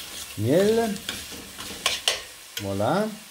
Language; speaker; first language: French; non-native, learner; German